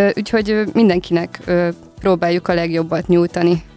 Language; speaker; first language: Hungarian; native; Hungarian